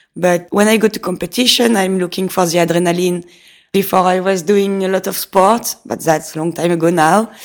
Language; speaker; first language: English; non-native, fluent; French